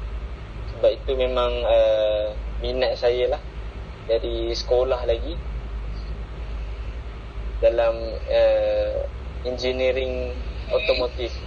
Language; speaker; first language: Malay; native; Malay